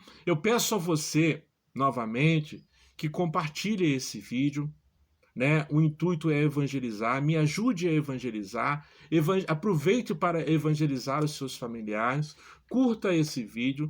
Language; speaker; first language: Portuguese; native; Portuguese